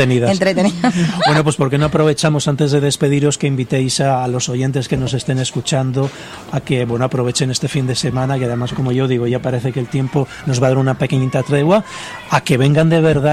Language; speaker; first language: Spanish; native; Spanish